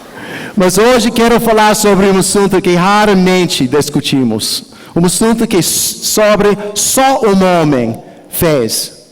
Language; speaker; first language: Portuguese; non-native, learner; English